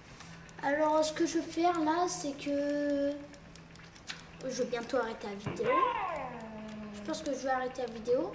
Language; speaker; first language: French; native; French